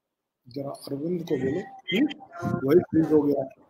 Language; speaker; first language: Hindi; native; Hindi